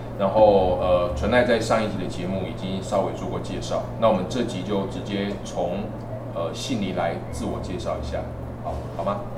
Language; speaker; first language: Chinese; native; Chinese